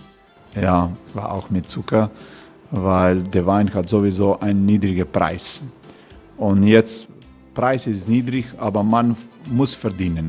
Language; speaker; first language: German; non-native, fluent; Croatian